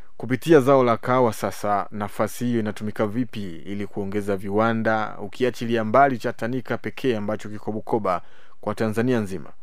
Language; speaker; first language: Swahili; native; Swahili